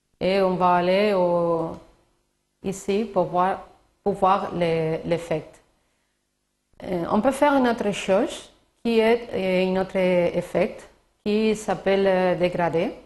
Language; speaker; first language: French; non-native, learner; Spanish